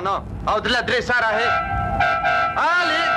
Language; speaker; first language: Arabic; native; Arabic